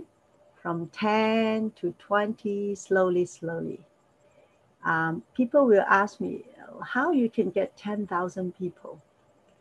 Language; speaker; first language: English; non-native, local second language; Cantonese